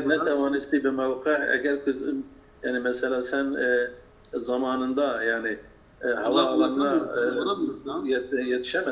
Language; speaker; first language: Turkish; non-native, local second language; Kurdish